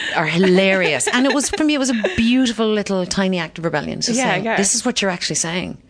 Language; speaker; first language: English; native; English